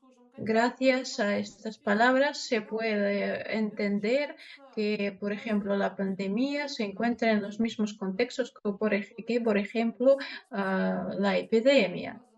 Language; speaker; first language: Spanish; non-native, fluent; Russian